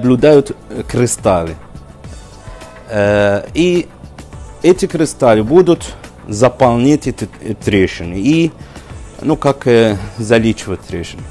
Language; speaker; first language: Russian; non-native, learner; Arabic